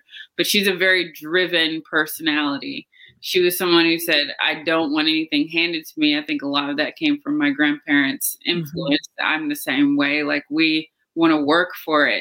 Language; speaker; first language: English; native; English